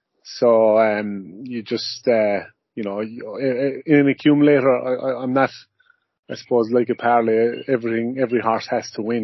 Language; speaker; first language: English; native; English